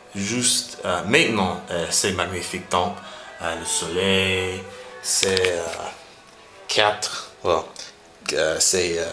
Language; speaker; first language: French; non-native, learner; English